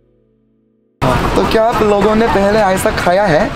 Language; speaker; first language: Hindi; non-native, fluent; Japanese